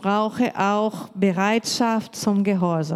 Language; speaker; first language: German; non-native, learner; Portuguese